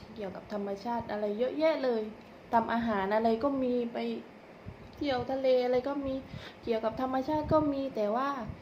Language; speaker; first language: Thai; native; Thai